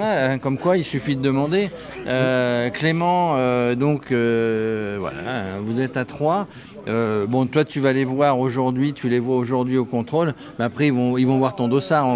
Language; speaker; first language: French; native; French